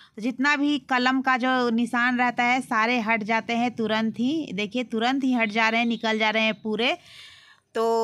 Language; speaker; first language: Hindi; native; Hindi